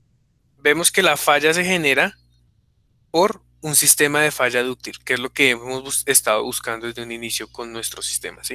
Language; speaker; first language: Spanish; native; Spanish